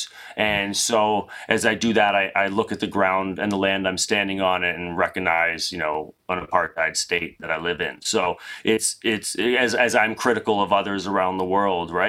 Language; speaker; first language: English; native; English